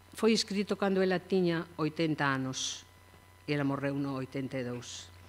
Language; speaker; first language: Galician; native; Galician